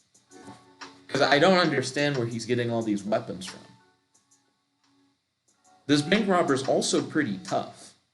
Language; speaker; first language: English; native; English